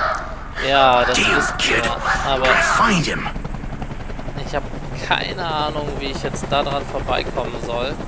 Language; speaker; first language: German; native; German